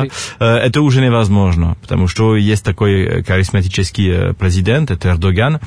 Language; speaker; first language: Russian; non-native, fluent; French